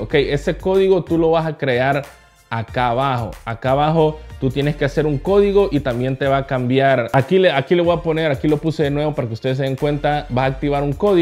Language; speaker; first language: Spanish; native; Spanish